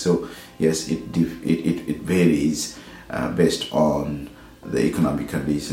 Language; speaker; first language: English; non-native, fluent; Nepali